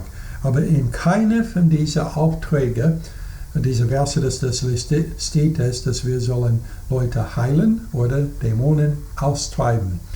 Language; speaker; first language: German; non-native, fluent; English